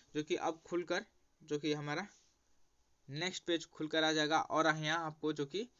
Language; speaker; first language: Hindi; native; Hindi